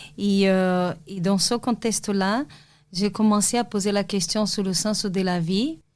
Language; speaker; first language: French; non-native, fluent; Portuguese